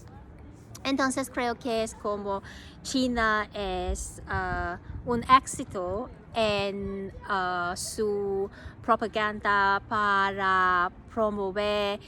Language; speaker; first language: Spanish; non-native, learner; Cantonese